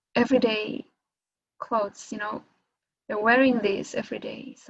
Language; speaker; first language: English; non-native, fluent; Indonesian